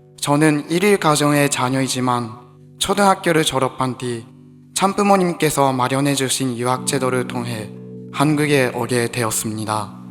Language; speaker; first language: Korean; non-native, fluent; Japanese